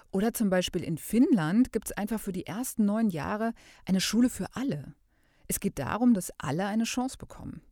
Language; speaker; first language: German; native; German